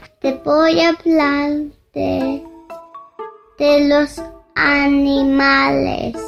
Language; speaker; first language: Spanish; early bilingual, heritage; Spanish